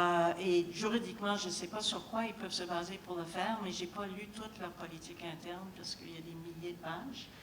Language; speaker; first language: French; native; French